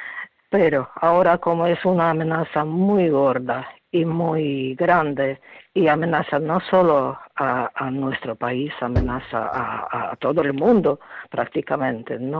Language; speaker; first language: Spanish; non-native, fluent; Ukrainian